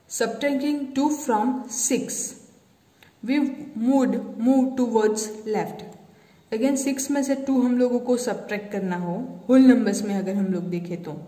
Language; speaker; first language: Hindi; non-native, local second language; Gujarati